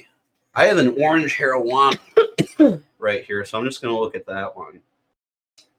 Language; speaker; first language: English; native; English